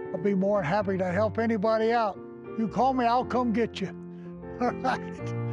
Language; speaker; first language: English; native; English